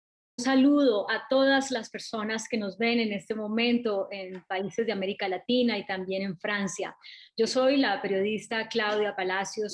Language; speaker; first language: Spanish; native; Spanish